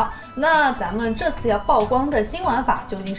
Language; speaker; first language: Chinese; native; Chinese